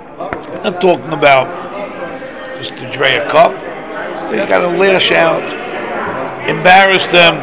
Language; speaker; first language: English; native; English